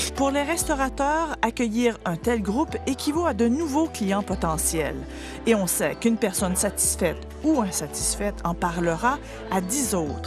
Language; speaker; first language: French; native; French